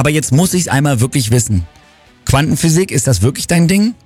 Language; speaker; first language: German; native; German